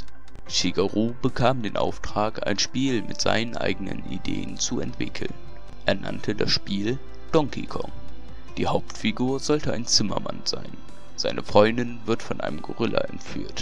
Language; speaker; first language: German; native; German